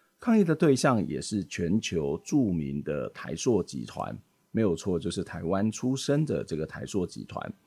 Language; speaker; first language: Chinese; native; Chinese